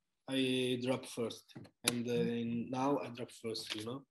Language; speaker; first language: English; non-native, learner; Italian